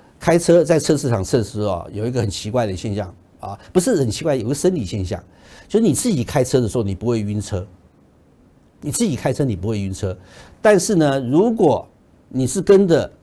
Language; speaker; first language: Chinese; native; Chinese